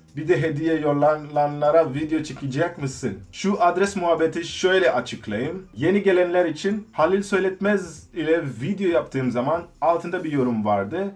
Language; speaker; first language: Turkish; non-native, fluent; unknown